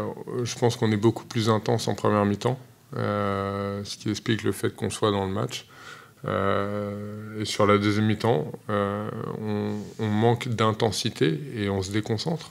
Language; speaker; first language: French; native; French